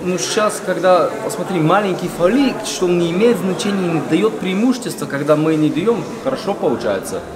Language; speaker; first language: Russian; non-native, learner; Bulgarian